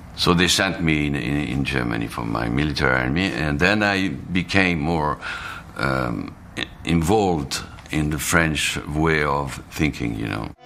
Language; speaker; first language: English; non-native, fluent; Arabic